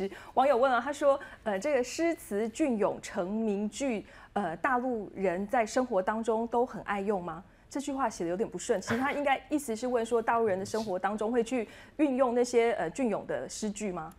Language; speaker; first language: Chinese; native; Chinese